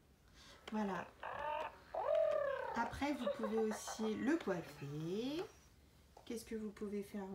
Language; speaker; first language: French; native; French